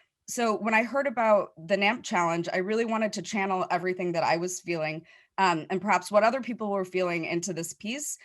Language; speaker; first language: English; native; English